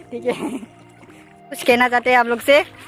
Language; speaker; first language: Hindi; non-native, local second language; Bodo